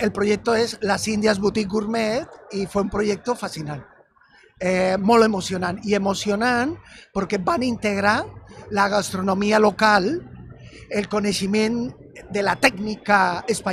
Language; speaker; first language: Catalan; non-native, fluent; Spanish